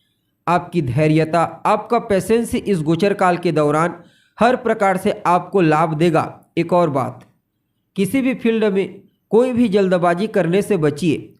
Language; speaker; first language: Hindi; native; Hindi